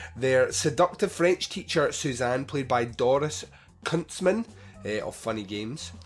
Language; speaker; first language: English; native; English